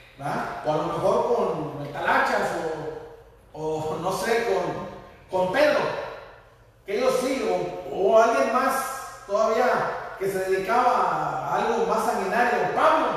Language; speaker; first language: Spanish; native; Spanish